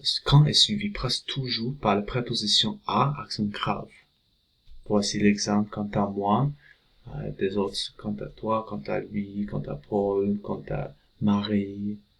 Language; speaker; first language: French; non-native, fluent; English